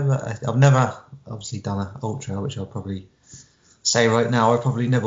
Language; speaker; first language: English; native; English